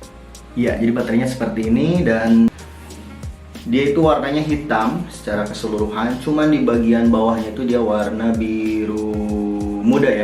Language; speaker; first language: Indonesian; native; Indonesian